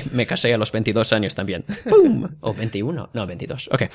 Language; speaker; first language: Spanish; non-native, fluent; English